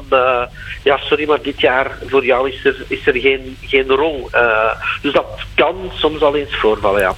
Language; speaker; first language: Dutch; native; Dutch